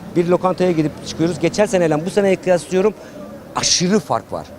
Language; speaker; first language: Turkish; native; Turkish